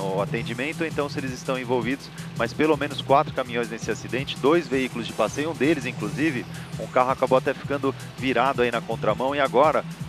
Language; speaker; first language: Portuguese; native; Portuguese